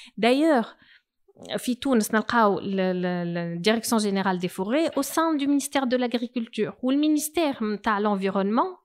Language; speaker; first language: French; non-native, local second language; Arabic